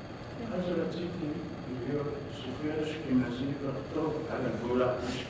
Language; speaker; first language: Hebrew; non-native, fluent; Arabic